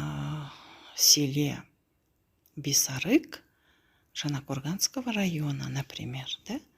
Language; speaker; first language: Russian; non-native, local second language; Kazakh